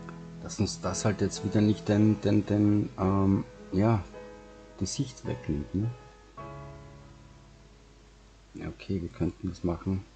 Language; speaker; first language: German; native; German